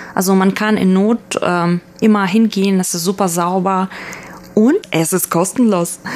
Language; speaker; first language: German; early bilingual, other home language; Russian